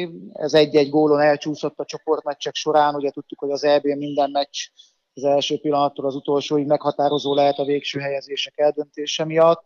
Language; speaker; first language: Hungarian; native; Hungarian